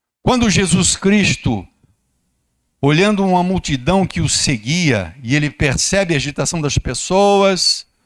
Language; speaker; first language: Portuguese; native; Portuguese